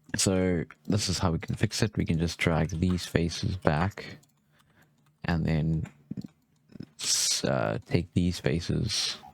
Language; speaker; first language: English; native; English